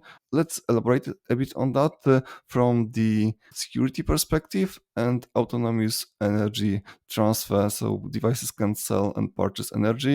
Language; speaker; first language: English; non-native, fluent; Polish